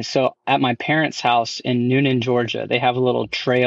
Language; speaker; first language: English; native; English